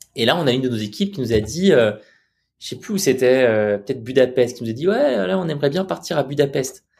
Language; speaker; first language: French; native; French